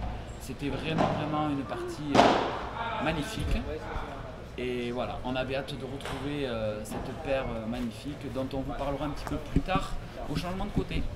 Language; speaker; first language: French; native; French